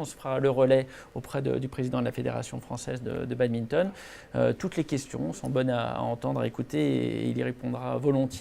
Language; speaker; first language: French; native; French